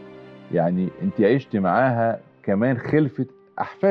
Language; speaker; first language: Arabic; native; Arabic